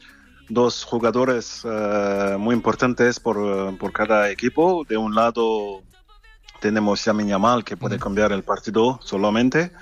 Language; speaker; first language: Spanish; non-native, fluent; French